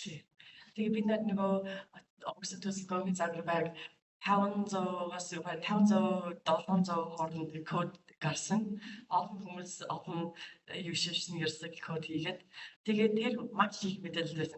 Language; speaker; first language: Mongolian; non-native, learner; English